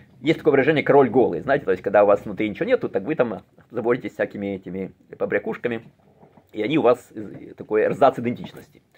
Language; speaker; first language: Russian; native; Russian